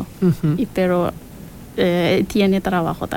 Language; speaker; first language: Spanish; non-native, learner; Persian